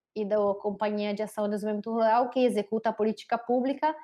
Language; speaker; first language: Portuguese; non-native, fluent; Italian